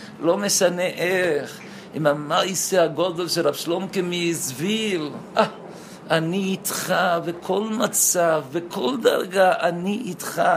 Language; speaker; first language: Hebrew; non-native, fluent; Spanish